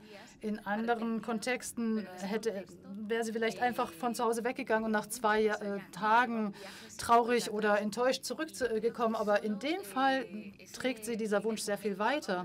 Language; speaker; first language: German; non-native, fluent; Spanish